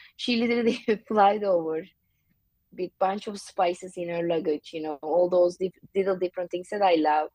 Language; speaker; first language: English; non-native, fluent; Turkish